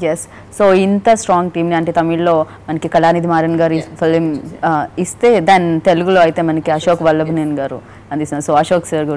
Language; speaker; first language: Telugu; native; Telugu